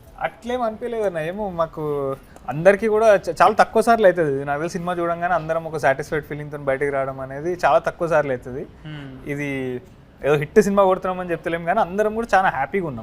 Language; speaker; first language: Telugu; native; Telugu